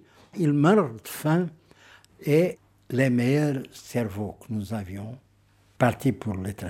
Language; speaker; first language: French; non-native, fluent; Portuguese